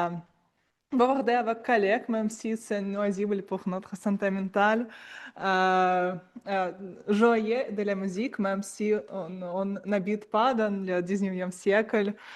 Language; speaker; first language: French; non-native, learner; Russian